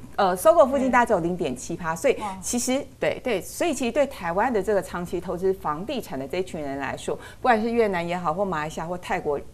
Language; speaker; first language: Chinese; native; Chinese